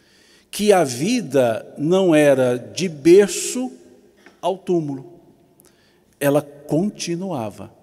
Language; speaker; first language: Portuguese; native; Portuguese